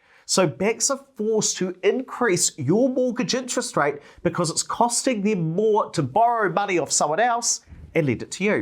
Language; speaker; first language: English; native; English